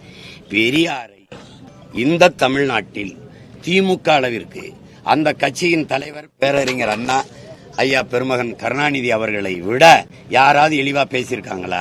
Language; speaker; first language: Tamil; native; Tamil